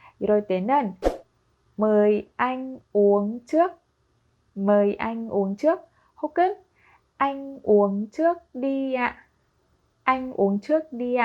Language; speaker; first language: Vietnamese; non-native, fluent; Korean